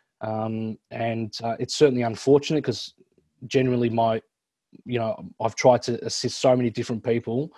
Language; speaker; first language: English; native; English